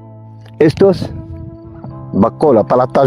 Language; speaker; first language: Spanish; non-native, learner; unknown